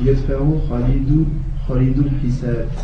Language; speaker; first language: Arabic; non-native, learner; French